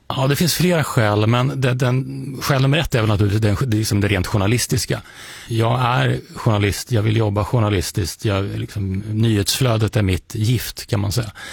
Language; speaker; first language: Swedish; native; Swedish